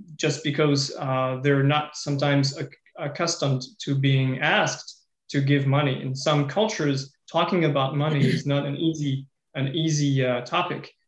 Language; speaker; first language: English; non-native, fluent; French